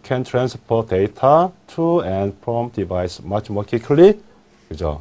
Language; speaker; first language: English; non-native, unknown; Korean